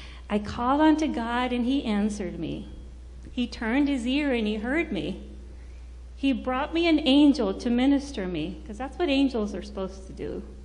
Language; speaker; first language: English; early bilingual, other home language; Spanish